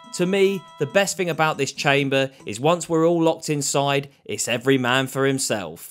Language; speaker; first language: English; native; English